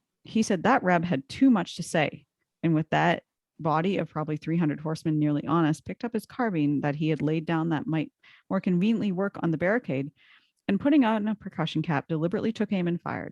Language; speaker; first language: English; native; English